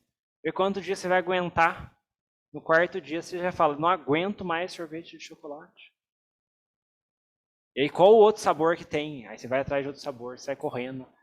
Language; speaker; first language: Portuguese; native; Portuguese